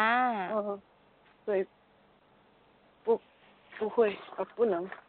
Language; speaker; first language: Chinese; non-native, learner; Korean